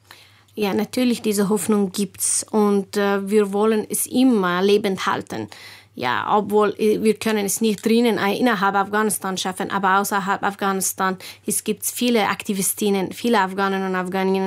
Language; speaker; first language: German; non-native, learner; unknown